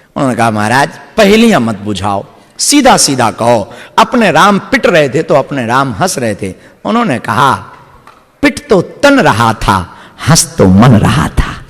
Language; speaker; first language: Hindi; native; Hindi